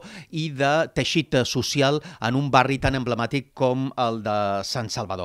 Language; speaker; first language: Catalan; native; Catalan